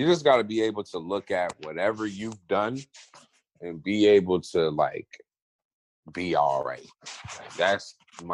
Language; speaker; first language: English; native; English